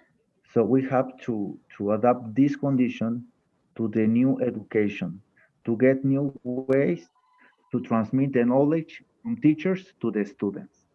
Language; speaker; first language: English; non-native, fluent; Spanish